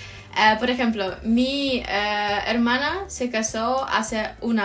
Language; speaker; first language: Spanish; non-native, fluent; Ukrainian